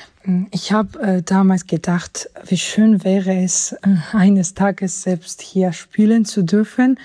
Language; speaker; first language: German; non-native, fluent; Georgian